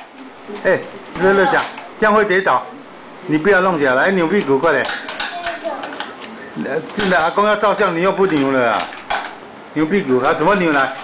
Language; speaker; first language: Chinese; native; Chinese